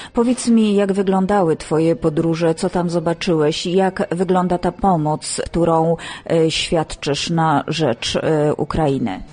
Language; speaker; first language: Polish; native; Polish